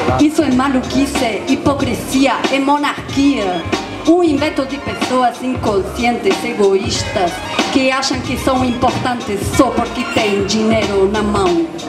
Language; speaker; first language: Portuguese; non-native, fluent; Spanish